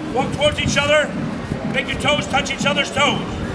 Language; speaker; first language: English; native; English